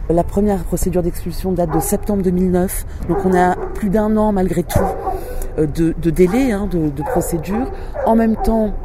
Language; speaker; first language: French; native; French